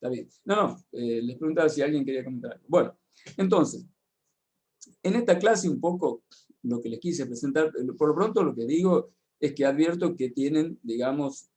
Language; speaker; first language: Spanish; native; Spanish